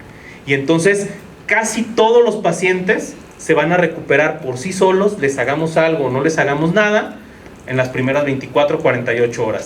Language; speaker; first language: Spanish; native; Spanish